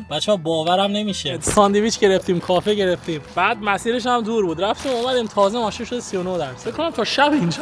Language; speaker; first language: Persian; native; Persian